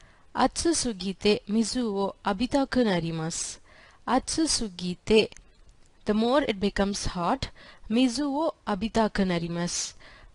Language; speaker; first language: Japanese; non-native, fluent; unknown